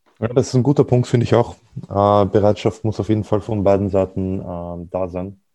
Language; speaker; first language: German; early bilingual, other home language; Arabic